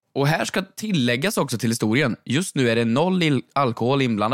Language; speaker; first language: Swedish; native; Swedish